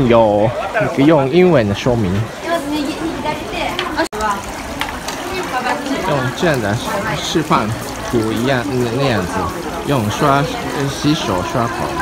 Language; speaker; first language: Chinese; non-native, fluent; Japanese